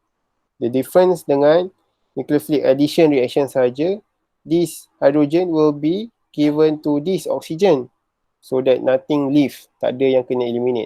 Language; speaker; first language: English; non-native, local second language; Malay